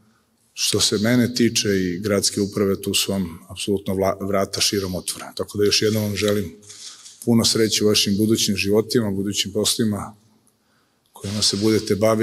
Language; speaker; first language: Serbian; native; Serbian